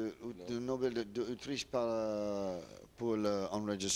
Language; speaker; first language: French; non-native, learner; English